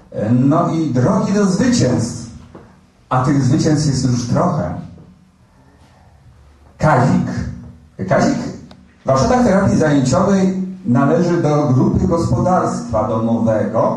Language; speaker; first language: Polish; native; Polish